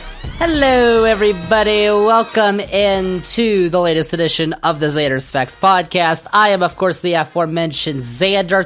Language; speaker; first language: English; native; English